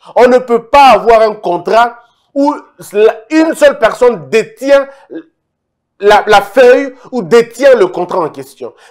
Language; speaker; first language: French; non-native, local second language; Lingala